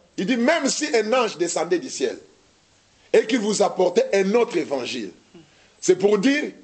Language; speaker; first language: French; non-native, local second language; Lingala